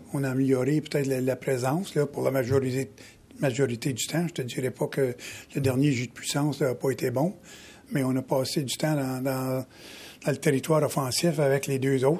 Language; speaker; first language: French; native; French